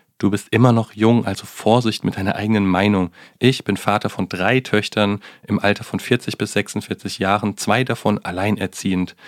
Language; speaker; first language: German; native; German